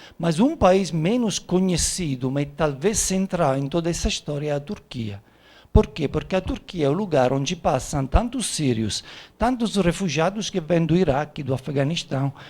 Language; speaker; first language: Portuguese; non-native, fluent; Italian